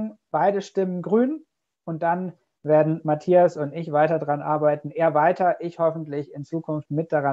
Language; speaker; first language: German; native; German